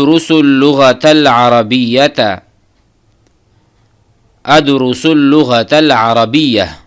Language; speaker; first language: Arabic; non-native, fluent; Urdu